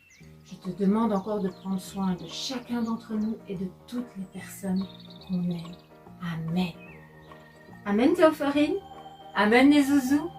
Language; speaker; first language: French; native; French